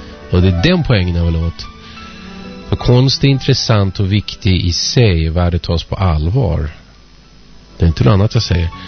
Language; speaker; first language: Swedish; native; Swedish